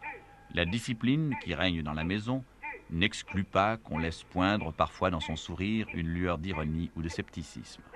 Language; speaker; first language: French; native; French